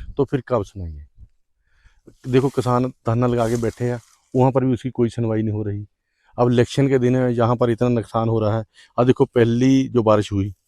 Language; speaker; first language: Hindi; non-native, local second language; Punjabi